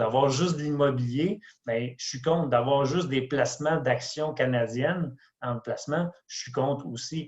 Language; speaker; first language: French; native; French